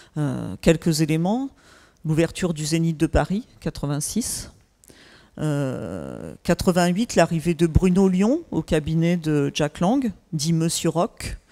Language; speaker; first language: French; native; French